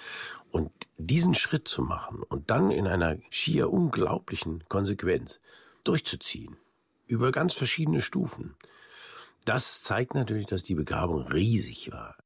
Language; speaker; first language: German; native; German